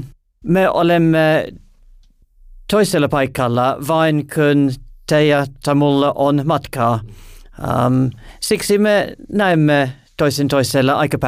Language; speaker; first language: Finnish; non-native, learner; English